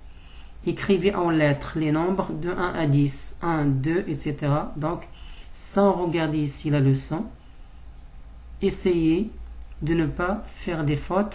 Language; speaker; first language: French; non-native, local second language; Arabic